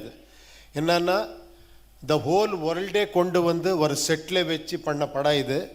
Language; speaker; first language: Tamil; non-native, learner; Kannada